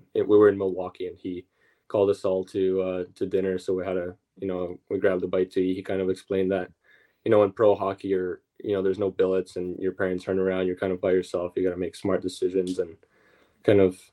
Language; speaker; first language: English; early bilingual, other home language; Russian